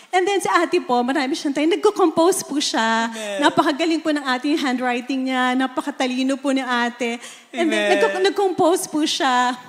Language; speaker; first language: Filipino; native; Filipino